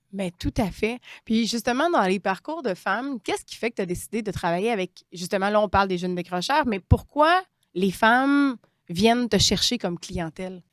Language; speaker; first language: French; native; French